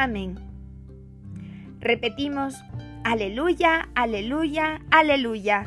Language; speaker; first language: Spanish; native; Spanish